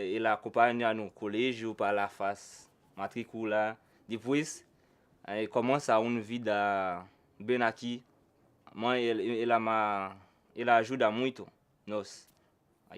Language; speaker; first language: Portuguese; non-native, learner; Haitian Creole